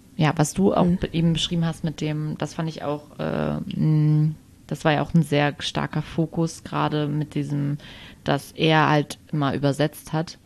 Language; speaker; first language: German; native; German